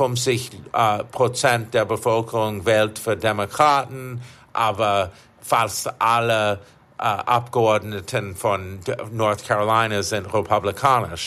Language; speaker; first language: German; non-native, fluent; English